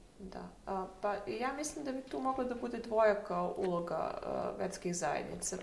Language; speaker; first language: Serbian; native; Serbian